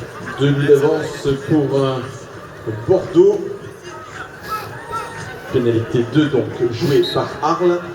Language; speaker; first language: French; native; French